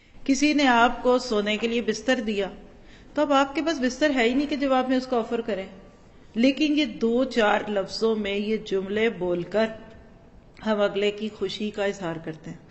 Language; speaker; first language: Urdu; non-native, local second language; Punjabi